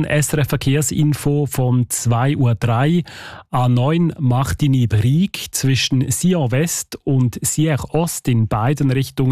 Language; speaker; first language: German; native; German